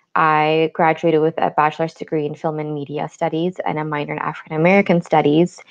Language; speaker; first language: English; native; English